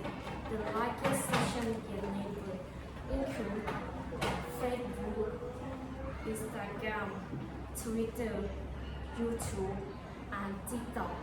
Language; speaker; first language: English; non-native, learner; Thai